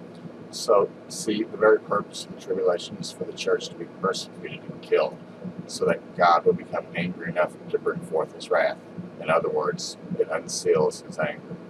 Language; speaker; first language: English; native; English